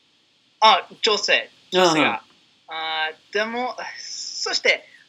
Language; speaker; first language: Japanese; non-native, learner; English